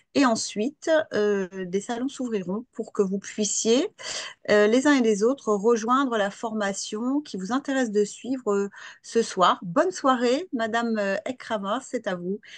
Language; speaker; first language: French; native; French